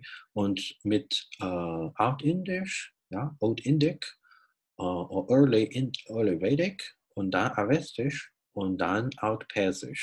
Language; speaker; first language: German; non-native, fluent; Chinese